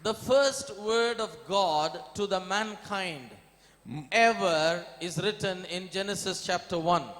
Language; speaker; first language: English; non-native, local second language; Kannada